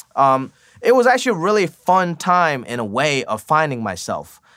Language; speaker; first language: English; early bilingual, other home language; Cantonese